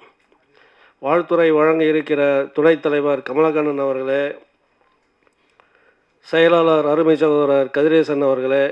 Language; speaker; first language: Tamil; native; Tamil